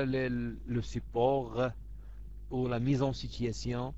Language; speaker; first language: French; non-native, local second language; Arabic